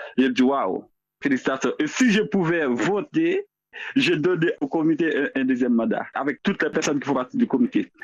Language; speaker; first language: French; non-native, local second language; Haitian Creole